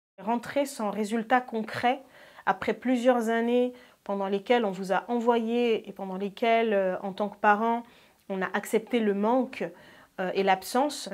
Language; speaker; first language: French; non-native, local second language; Ngazidja Comorian